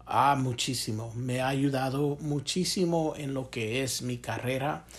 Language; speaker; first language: Spanish; early bilingual, heritage; Spanish